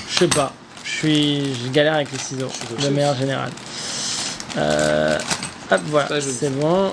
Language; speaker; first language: French; native; French